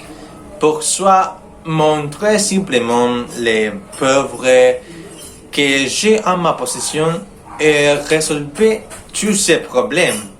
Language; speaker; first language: French; non-native, learner; Spanish